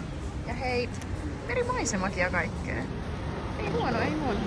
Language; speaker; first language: Finnish; native; Finnish